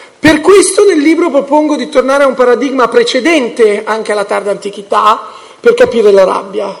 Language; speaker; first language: Italian; early bilingual, heritage; English